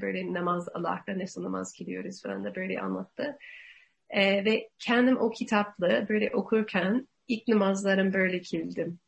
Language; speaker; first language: Turkish; non-native, learner; English